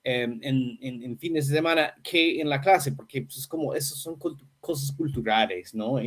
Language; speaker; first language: Spanish; non-native, fluent; English